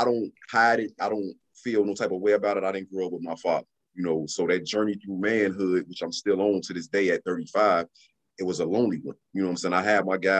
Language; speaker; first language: English; native; English